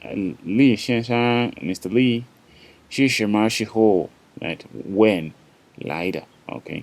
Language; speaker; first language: Chinese; non-native, fluent; English